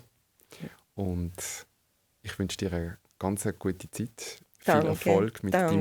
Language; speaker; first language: German; native; German